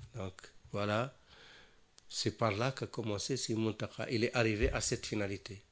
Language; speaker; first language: French; non-native, local second language; Wolof